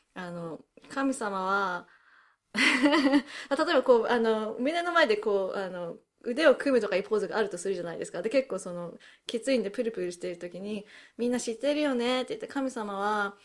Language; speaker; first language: Japanese; early bilingual, heritage; Japanese